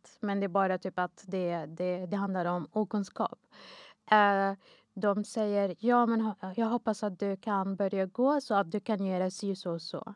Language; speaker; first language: Swedish; non-native, fluent; Arabic